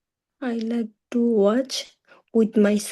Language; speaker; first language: English; non-native, learner; Bangla